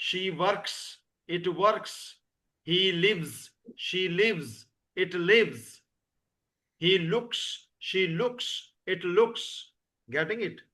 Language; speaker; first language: English; non-native, fluent; Urdu